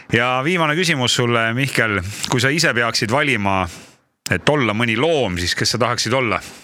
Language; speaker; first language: Estonian; native; Estonian